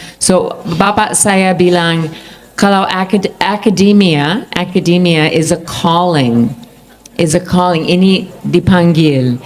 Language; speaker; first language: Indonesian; non-native, fluent; English